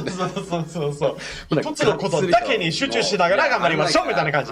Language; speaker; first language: Japanese; non-native, fluent; English